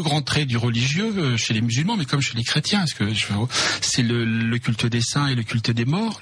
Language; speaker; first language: French; native; French